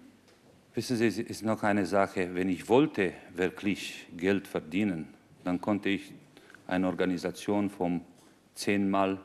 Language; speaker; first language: German; non-native, fluent; Romanian